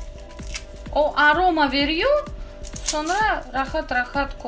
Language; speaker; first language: Turkish; non-native, learner; Russian